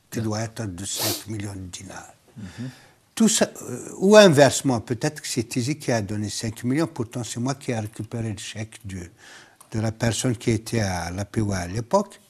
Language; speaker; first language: French; non-native, local second language; Kabyle